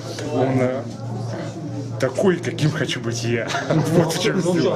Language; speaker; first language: Russian; native; Russian